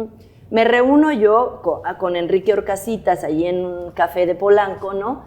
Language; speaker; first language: Spanish; native; Spanish